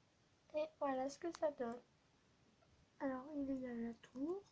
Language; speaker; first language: French; native; French